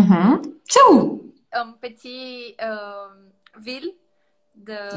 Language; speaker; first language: French; non-native, learner; Portuguese